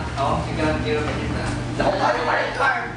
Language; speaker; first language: Filipino; non-native, learner; Malay